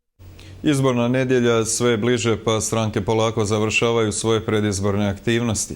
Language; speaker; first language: Croatian; native; Croatian